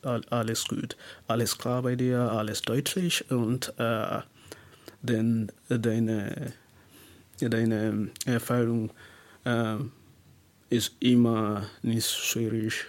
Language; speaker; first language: German; non-native, learner; English